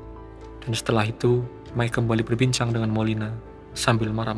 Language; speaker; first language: Indonesian; native; Indonesian